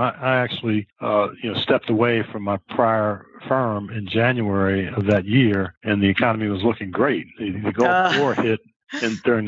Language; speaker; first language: English; native; English